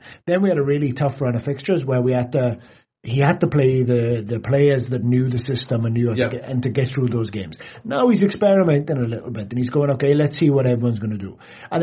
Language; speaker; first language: English; native; English